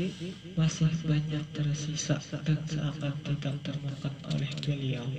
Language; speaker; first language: Indonesian; native; Indonesian